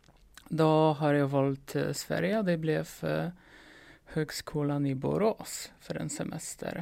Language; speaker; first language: Swedish; non-native, fluent; Polish